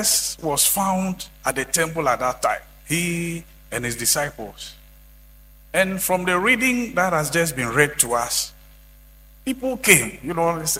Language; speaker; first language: English; non-native, local second language; Akan